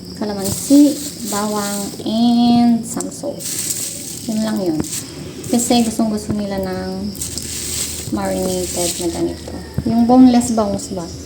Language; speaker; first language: Filipino; native; Filipino